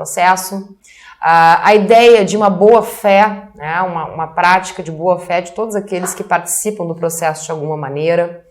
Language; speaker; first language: Portuguese; native; Portuguese